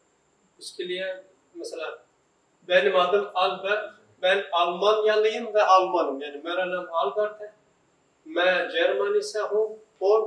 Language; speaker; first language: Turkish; non-native, fluent; Urdu